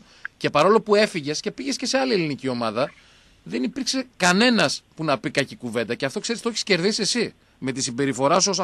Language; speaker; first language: Greek; native; Greek